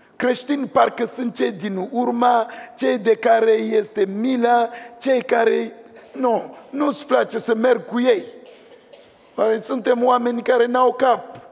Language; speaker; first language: Romanian; non-native, fluent; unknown